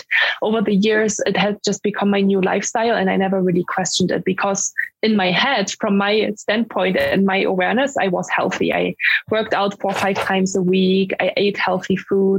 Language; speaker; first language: English; non-native, fluent; German